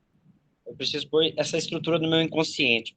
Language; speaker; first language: Portuguese; native; Portuguese